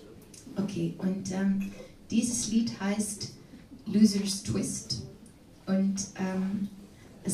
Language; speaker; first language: German; non-native, learner; Dutch